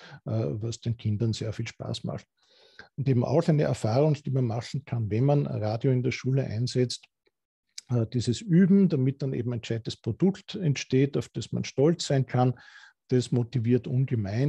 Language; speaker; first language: German; native; German